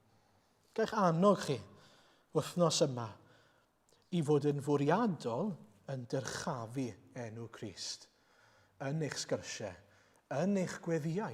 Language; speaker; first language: Welsh; native; Welsh